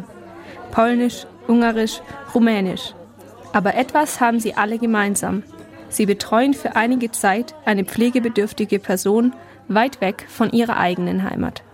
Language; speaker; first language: German; native; German